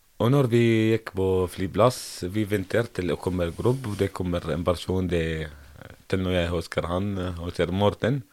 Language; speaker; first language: Norwegian; non-native, learner; Arabic